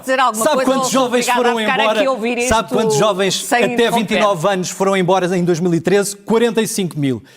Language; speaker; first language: Portuguese; native; Portuguese